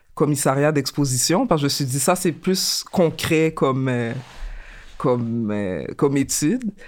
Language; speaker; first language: French; native; French